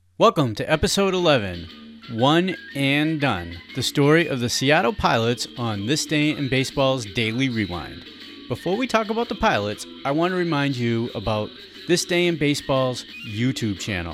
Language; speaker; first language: English; native; English